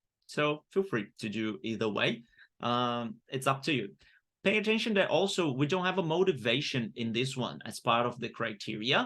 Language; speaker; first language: English; non-native, fluent; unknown